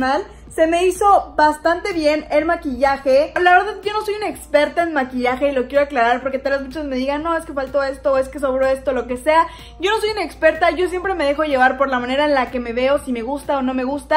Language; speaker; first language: Spanish; native; Spanish